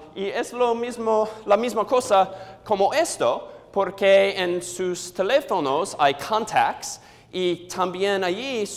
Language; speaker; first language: Spanish; non-native, learner; English